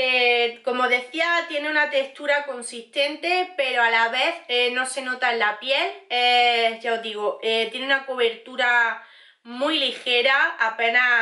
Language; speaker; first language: Spanish; native; Spanish